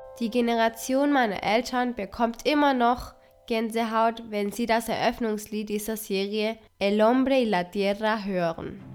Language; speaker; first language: German; non-native, fluent; Spanish